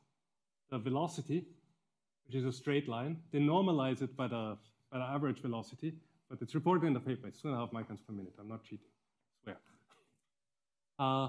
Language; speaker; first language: English; non-native, fluent; German